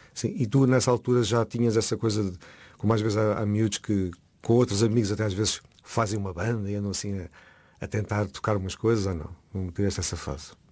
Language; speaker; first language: Portuguese; native; Portuguese